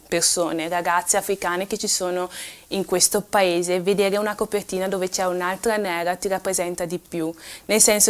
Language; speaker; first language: Italian; early bilingual, other home language; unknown